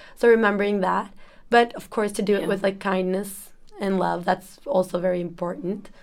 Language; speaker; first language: English; non-native, fluent; Turkish